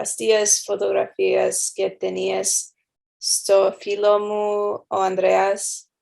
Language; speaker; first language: Greek; non-native, learner; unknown